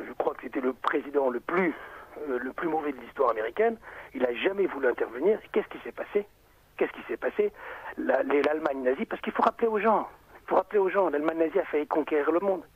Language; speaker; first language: French; native; French